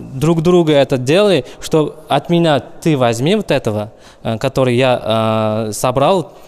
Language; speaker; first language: Russian; non-native, learner; Uzbek